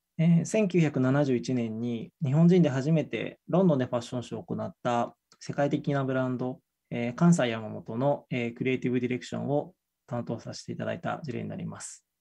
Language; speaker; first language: Japanese; native; Japanese